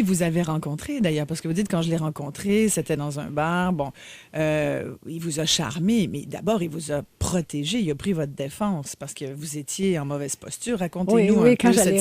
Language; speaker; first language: French; native; French